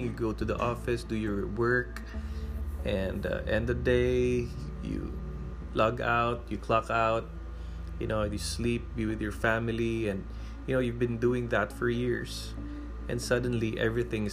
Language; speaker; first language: English; non-native, local second language; Cebuano